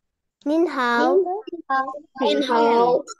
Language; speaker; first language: Chinese; non-native, learner; Indonesian